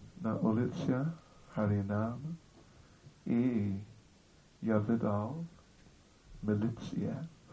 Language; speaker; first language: Russian; non-native, learner; English